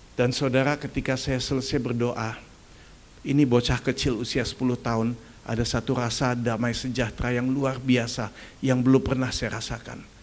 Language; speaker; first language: Indonesian; early bilingual, other home language; German